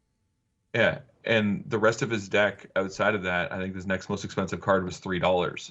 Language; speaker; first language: English; native; English